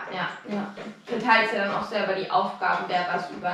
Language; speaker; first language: German; native; German